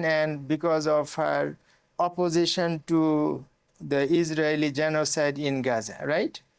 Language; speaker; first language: English; non-native, local second language; Bangla